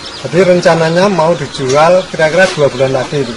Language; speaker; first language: Indonesian; native; Indonesian